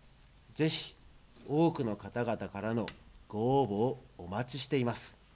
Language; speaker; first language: Japanese; native; Japanese